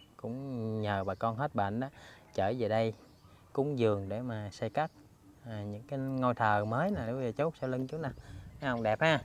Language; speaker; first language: Vietnamese; native; Vietnamese